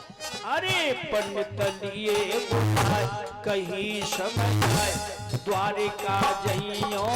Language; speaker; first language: Hindi; native; Hindi